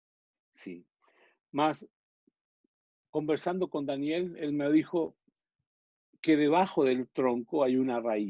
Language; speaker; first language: Portuguese; non-native, learner; Spanish